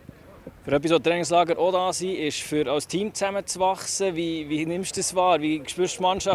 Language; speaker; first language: German; native; German